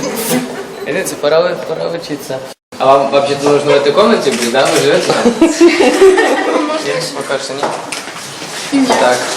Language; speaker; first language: Russian; early bilingual, heritage; Russian